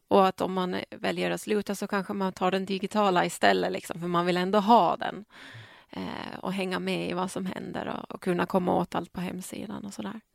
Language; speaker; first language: Swedish; native; Swedish